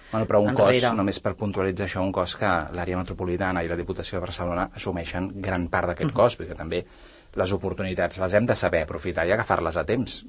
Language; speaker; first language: Catalan; native; Catalan